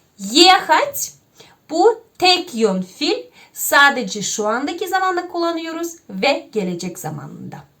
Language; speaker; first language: Turkish; non-native, fluent; Russian